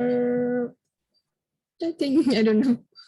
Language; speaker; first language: English; non-native, learner; Vietnamese